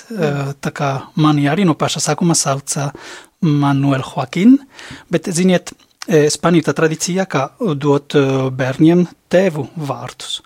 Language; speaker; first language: Latvian; non-native, fluent; Spanish